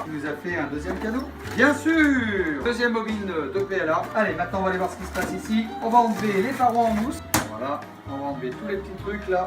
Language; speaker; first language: French; native; French